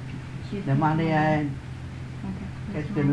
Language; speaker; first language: French; non-native, learner; Vietnamese